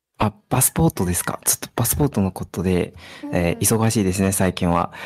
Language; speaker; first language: Japanese; non-native, fluent; Burmese